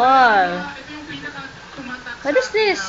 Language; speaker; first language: English; non-native, local second language; Filipino